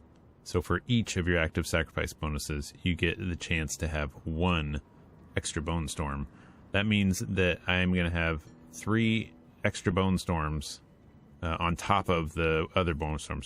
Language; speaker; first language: English; native; English